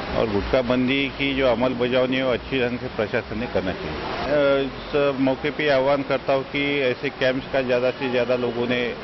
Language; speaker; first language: Hindi; non-native, local second language; Urdu